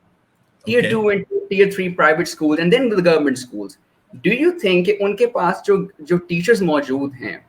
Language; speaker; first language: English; non-native, local second language; Urdu